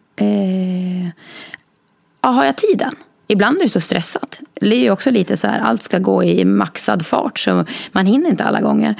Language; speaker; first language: Swedish; native; Swedish